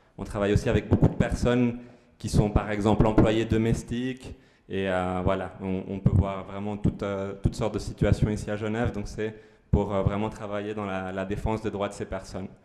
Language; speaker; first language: French; non-native, fluent; Spanish